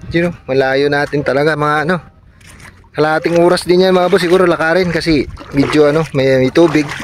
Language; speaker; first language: Filipino; non-native, local second language; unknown